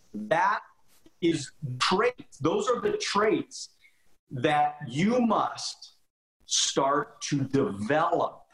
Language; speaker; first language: English; native; English